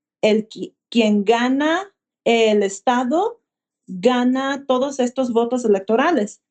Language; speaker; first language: Spanish; early bilingual, heritage; Spanish